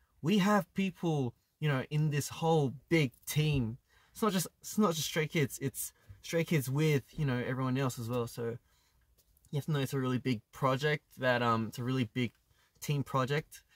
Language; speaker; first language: English; early bilingual, other home language; Korean